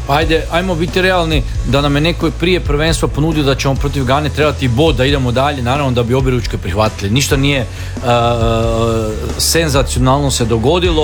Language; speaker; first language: Serbian; native; Serbian